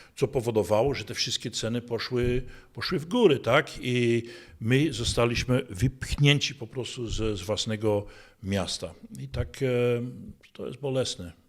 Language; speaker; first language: Polish; non-native, fluent; Dutch